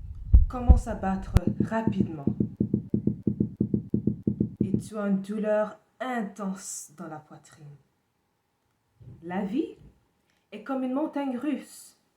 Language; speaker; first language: French; non-native, fluent; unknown